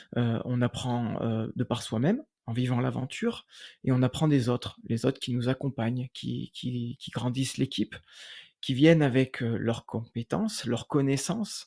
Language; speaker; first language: French; native; French